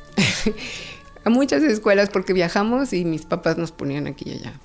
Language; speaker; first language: Spanish; native; Spanish